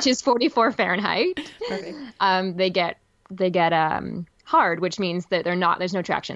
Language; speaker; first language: English; native; English